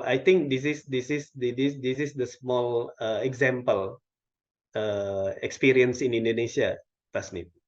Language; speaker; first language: English; non-native, local second language; Indonesian